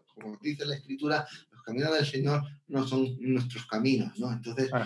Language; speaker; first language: Spanish; native; Spanish